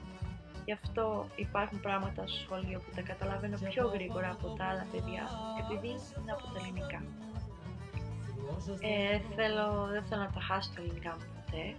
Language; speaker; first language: Greek; early bilingual, heritage; Spanish